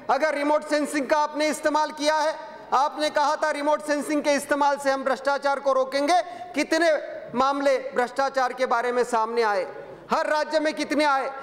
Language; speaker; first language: Hindi; non-native, local second language; Marathi